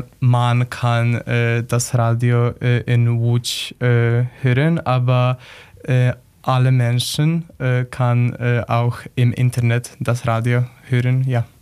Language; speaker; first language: German; non-native, learner; Polish